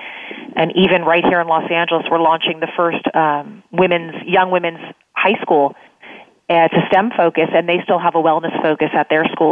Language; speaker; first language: English; native; English